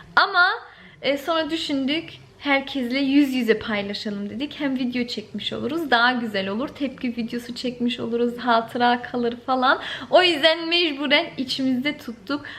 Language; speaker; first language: Turkish; early bilingual, heritage; Turkish